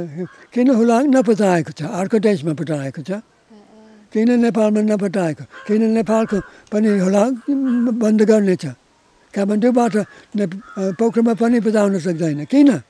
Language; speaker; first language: Nepali; non-native, learner; English